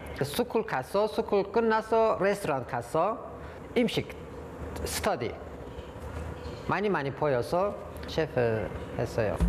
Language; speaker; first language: Korean; non-native, learner; Turkish